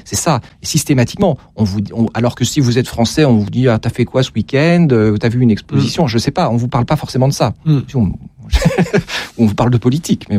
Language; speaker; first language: French; native; French